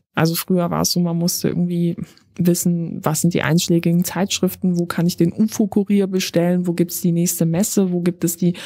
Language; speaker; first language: German; non-native, fluent; Polish